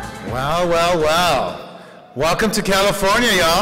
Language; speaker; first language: English; native; English